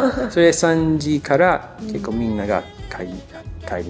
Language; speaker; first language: Japanese; non-native, learner; English